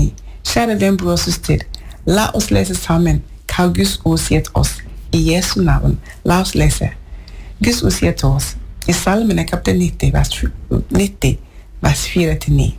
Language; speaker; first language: Norwegian; non-native, fluent; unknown